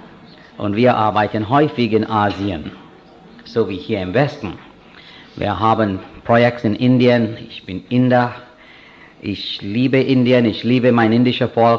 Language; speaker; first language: German; non-native, fluent; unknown